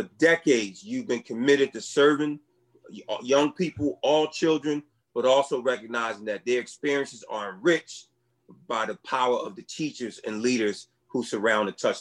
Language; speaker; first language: English; native; English